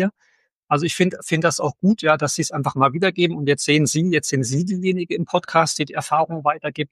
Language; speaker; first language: German; native; German